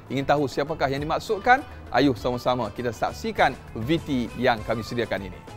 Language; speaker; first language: Malay; native; Malay